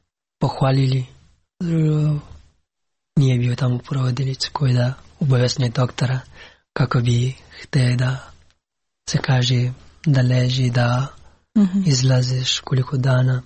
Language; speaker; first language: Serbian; non-native, learner; Pashto